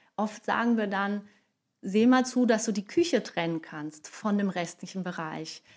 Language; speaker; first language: German; non-native, fluent; Portuguese